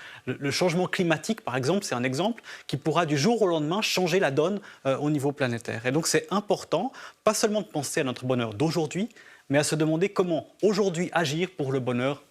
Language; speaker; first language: French; native; French